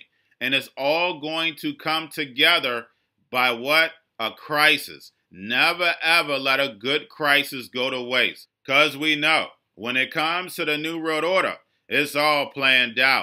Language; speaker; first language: English; native; English